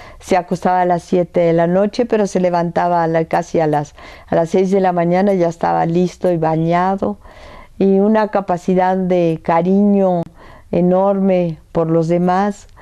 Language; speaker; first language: Spanish; early bilingual, other home language; French